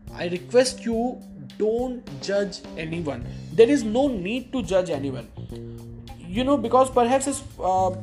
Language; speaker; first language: English; non-native, local second language; Hindi